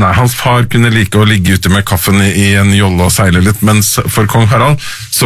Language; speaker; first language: Norwegian; native; Norwegian